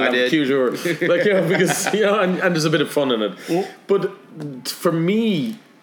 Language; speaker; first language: English; native; English